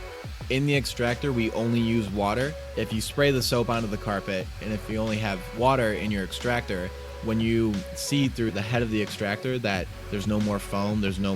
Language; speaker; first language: English; native; English